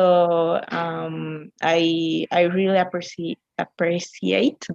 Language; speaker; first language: English; non-native, learner; Spanish